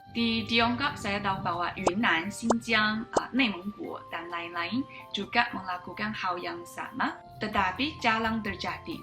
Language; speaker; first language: Indonesian; non-native, fluent; Chinese